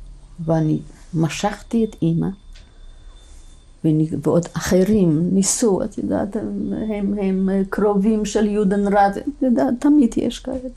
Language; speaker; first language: Hebrew; non-native, fluent; Polish